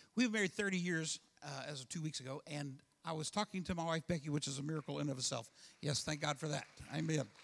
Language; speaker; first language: English; native; English